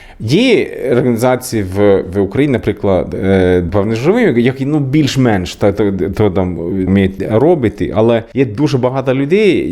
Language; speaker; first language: Ukrainian; non-native, learner; Swedish